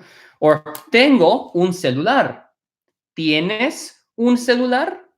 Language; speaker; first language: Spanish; non-native, fluent; English